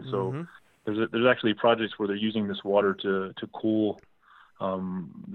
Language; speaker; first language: English; native; English